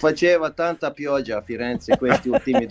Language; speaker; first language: Italian; non-native, fluent; Serbian